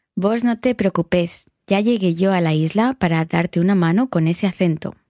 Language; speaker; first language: English; non-native, fluent; Spanish